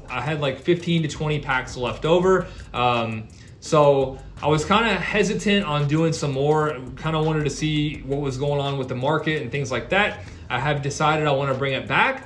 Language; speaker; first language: English; native; English